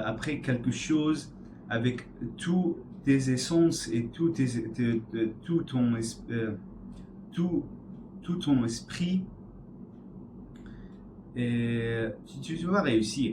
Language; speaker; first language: French; non-native, learner; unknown